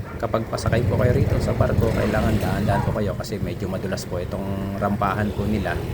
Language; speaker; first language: Filipino; non-native, local second language; Bikol